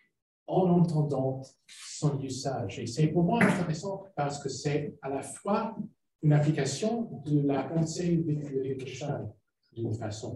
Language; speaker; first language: French; non-native, fluent; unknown